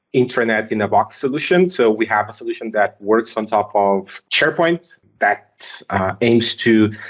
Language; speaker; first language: English; non-native, fluent; Portuguese